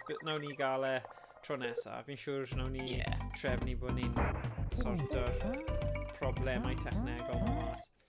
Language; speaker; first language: Welsh; native; Welsh